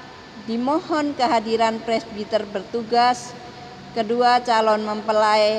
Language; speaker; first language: Indonesian; native; Indonesian